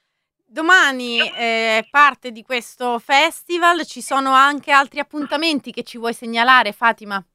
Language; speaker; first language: Italian; native; Italian